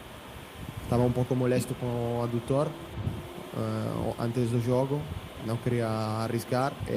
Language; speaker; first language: Portuguese; non-native, fluent; Italian